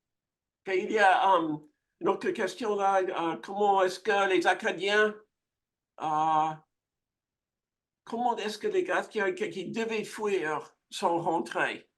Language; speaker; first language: French; non-native, fluent; English